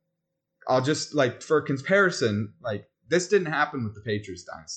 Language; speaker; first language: English; native; English